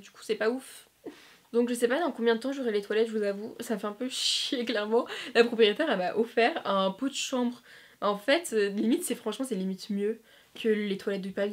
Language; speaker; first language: French; native; French